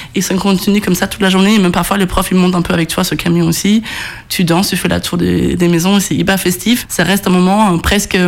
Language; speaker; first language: French; non-native, fluent; Danish